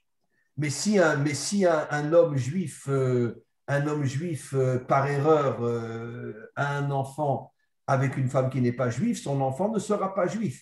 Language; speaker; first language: French; native; French